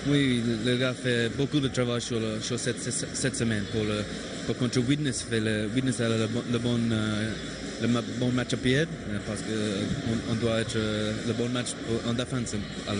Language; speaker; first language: French; non-native, learner; English